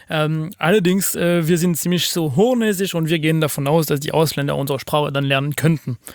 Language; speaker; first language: German; non-native, fluent; French